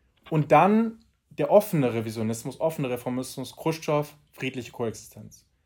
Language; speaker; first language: German; native; German